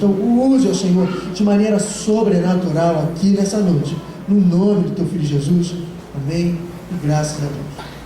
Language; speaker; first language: Portuguese; native; Portuguese